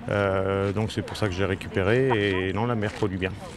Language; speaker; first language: French; native; French